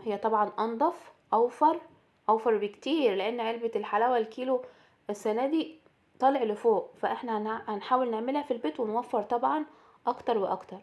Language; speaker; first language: Arabic; native; Arabic